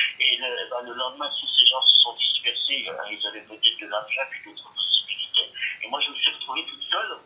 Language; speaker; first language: French; early bilingual, other home language; Yiddish